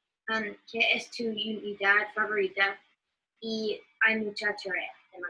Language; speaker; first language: Spanish; non-native, learner; English